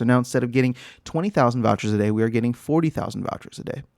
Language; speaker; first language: English; native; English